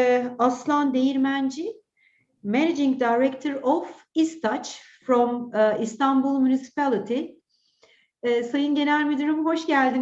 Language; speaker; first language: Turkish; native; Turkish